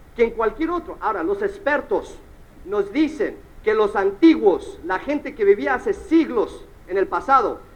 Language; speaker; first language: Spanish; early bilingual, heritage; Spanish